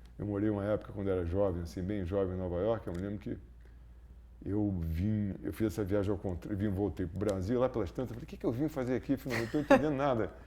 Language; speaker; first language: Portuguese; native; Portuguese